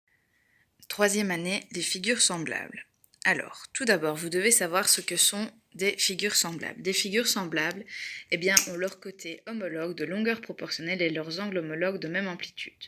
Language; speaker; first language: French; native; French